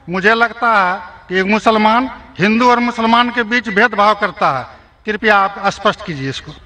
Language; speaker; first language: Hindi; native; Hindi